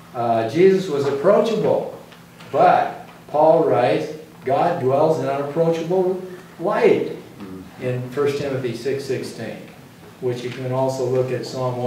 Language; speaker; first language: English; native; English